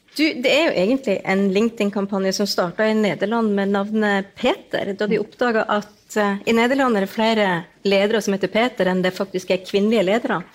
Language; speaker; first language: Norwegian; native; Norwegian